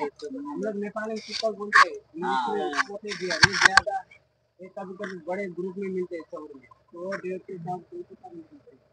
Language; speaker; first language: Hindi; non-native, learner; Nepali